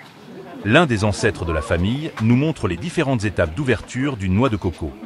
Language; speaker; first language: French; native; French